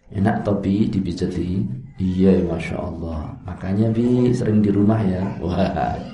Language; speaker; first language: Indonesian; non-native, local second language; Javanese